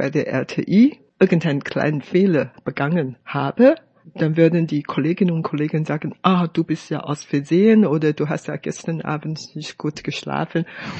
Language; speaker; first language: German; non-native, fluent; Chinese